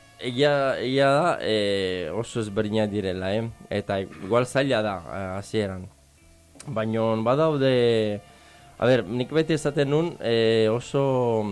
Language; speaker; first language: Basque; non-native, learner; Italian